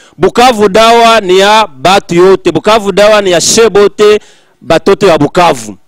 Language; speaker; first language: Swahili; native; Swahili